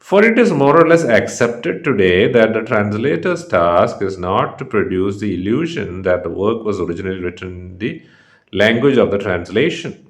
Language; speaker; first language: English; non-native, local second language; Malayalam